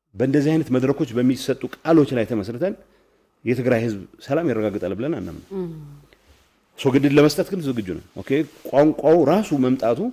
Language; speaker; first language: Amharic; non-native, local second language; Tigrinya